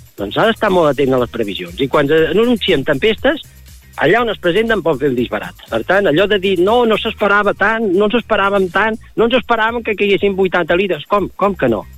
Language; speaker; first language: Catalan; native; Catalan